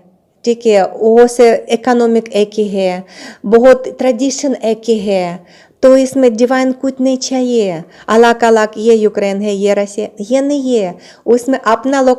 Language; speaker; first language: Hindi; non-native, learner; Russian